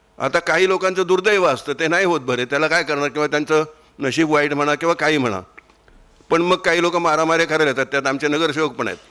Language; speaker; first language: Marathi; native; Marathi